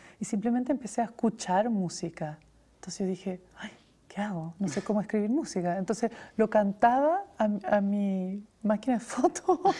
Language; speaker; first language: Spanish; native; Spanish